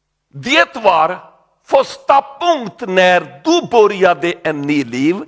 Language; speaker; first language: Swedish; non-native, learner; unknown